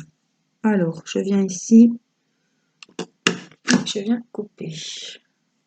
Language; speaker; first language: French; native; French